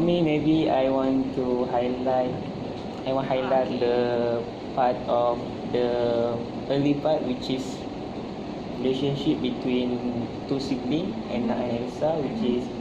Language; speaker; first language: English; non-native, local second language; Malay